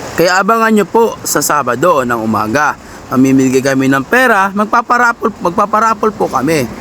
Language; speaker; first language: Filipino; non-native, local second language; Bikol